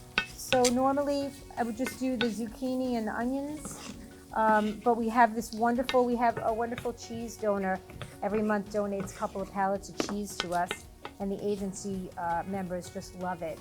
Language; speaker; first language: English; native; English